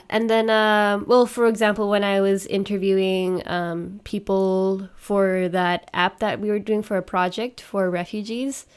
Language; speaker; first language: English; native; English